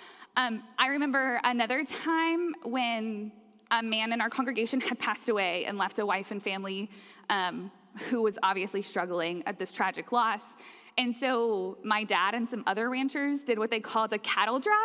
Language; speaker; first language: English; native; English